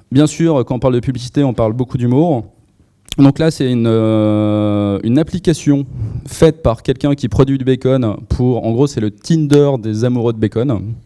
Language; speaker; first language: French; native; French